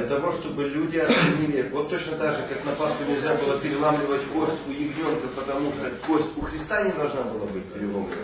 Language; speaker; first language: Russian; native; Russian